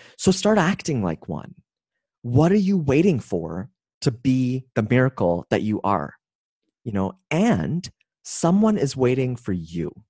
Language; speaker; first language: English; native; English